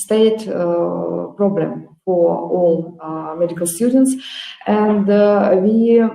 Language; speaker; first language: English; non-native, learner; Russian